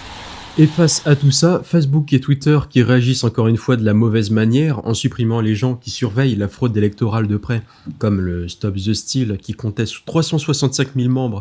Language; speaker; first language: French; native; French